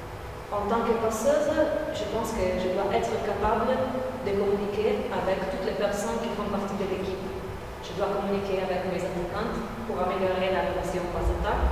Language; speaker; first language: French; non-native, fluent; Italian